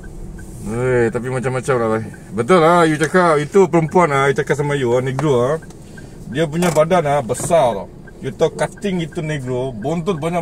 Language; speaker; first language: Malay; non-native, local second language; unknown